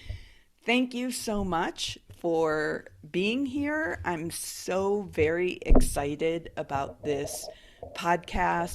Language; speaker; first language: English; native; English